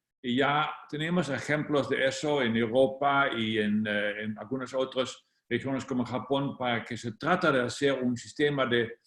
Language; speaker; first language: Spanish; non-native, fluent; Dutch